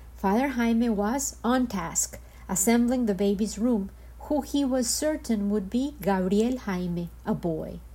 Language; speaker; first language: English; non-native, fluent; Spanish